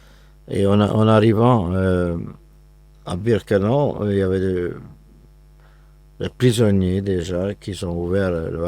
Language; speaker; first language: French; non-native, fluent; Hungarian